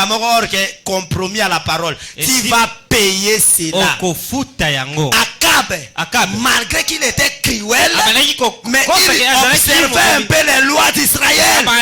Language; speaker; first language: Haitian Creole; non-native, local second language; Lingala